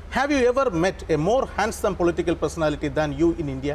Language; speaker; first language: English; non-native, local second language; Malayalam